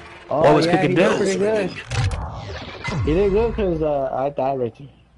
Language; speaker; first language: English; early bilingual, other home language; Spanish